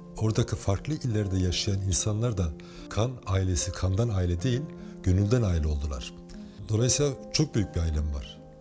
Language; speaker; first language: Turkish; early bilingual, heritage; Turkish